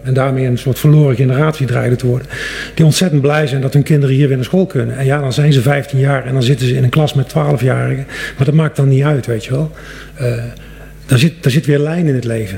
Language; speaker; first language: Dutch; native; Dutch